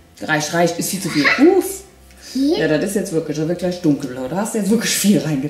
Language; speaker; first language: German; native; German